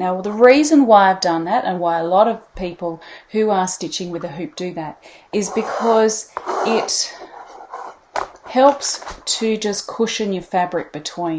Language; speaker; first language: English; native; English